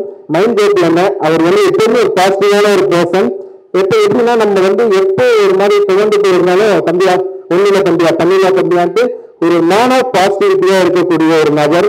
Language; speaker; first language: Tamil; native; Tamil